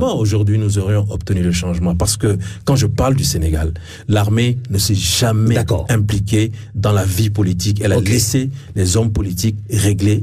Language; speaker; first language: French; non-native, local second language; Ewe